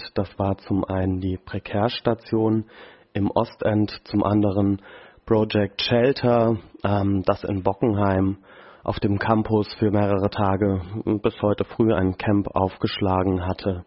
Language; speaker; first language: German; native; German